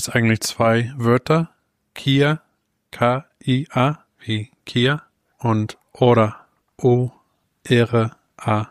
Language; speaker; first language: German; non-native, fluent; English